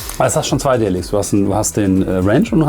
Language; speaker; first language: German; native; German